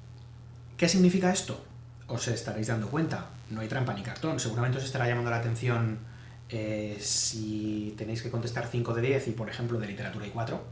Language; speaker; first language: Spanish; native; Spanish